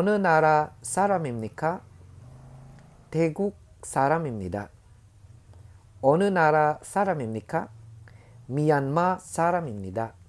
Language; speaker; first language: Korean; non-native, learner; Filipino